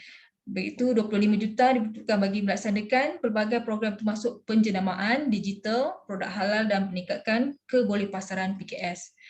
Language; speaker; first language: Malay; native; Malay